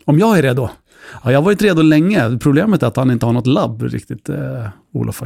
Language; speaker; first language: Swedish; native; Swedish